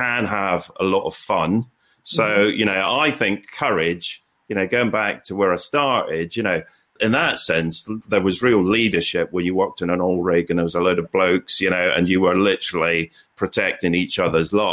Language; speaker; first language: English; native; English